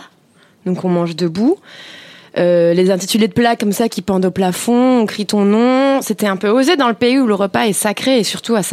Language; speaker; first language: French; native; French